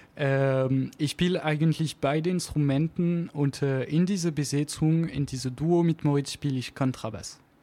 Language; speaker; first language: German; non-native, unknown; French